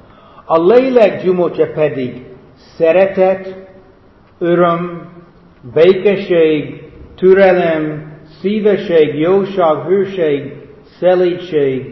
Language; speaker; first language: Hungarian; non-native, fluent; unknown